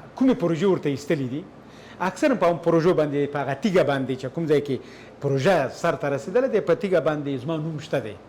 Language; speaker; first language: Pashto; native; Pashto